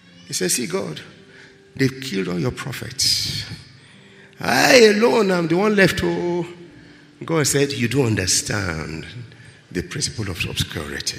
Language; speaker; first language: English; non-native, local second language; Yoruba